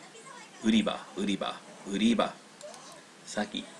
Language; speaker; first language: Japanese; non-native, learner; English